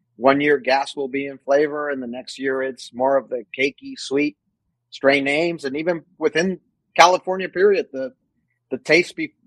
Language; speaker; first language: English; non-native, fluent; Spanish